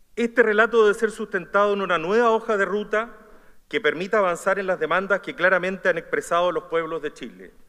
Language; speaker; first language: Spanish; native; Spanish